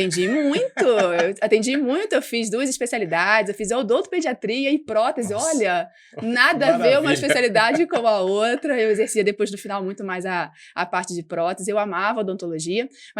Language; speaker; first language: Portuguese; native; Portuguese